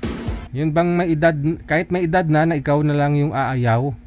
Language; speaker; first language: Filipino; native; Filipino